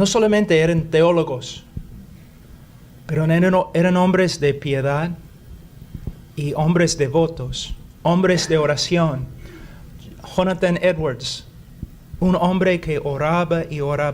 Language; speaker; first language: Spanish; non-native, fluent; English